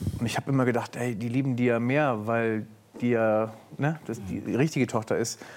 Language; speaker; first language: German; native; German